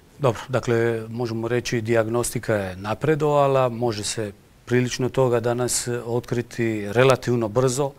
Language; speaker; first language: Croatian; native; Croatian